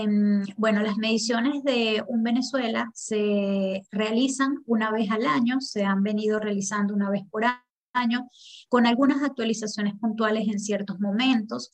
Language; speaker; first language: Spanish; native; Spanish